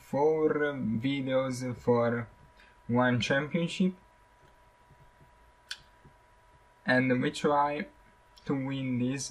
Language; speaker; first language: English; non-native, learner; Italian